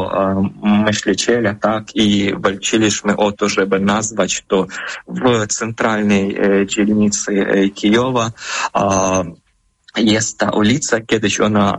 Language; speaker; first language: Polish; non-native, fluent; Ukrainian